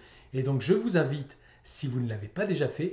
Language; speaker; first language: French; native; French